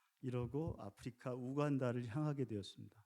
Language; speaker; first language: Korean; native; Korean